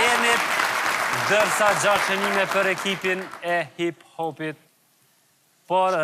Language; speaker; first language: Albanian; native; Albanian